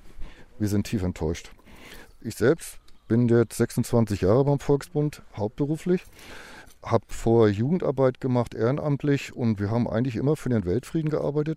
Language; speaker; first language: German; native; German